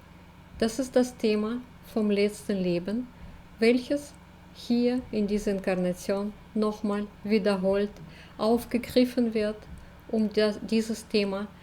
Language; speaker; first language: German; non-native, fluent; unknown